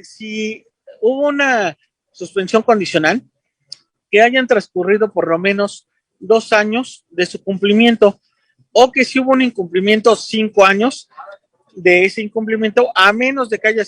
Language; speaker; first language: Spanish; native; Spanish